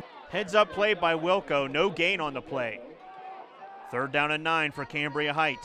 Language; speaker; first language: English; native; English